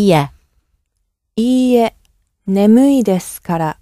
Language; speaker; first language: Japanese; non-native, learner; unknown